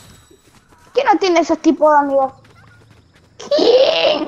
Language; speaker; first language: Spanish; native; Spanish